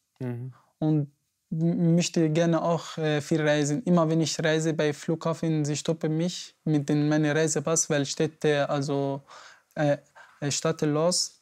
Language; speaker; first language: German; non-native, learner; Arabic